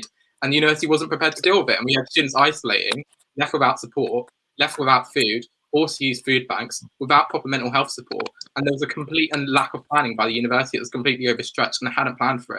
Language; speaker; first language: English; native; English